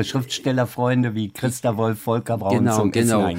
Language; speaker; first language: German; native; German